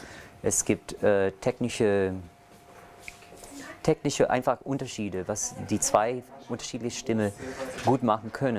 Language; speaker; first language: German; non-native, fluent; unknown